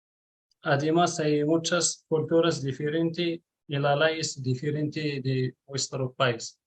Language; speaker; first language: Spanish; non-native, learner; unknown